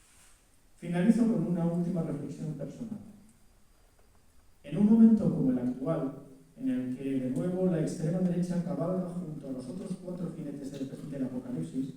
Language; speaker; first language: Spanish; native; Spanish